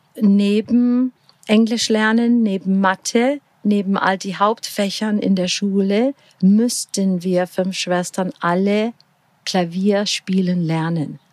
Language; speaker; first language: German; non-native, fluent; English